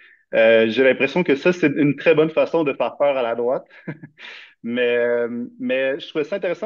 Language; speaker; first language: French; native; French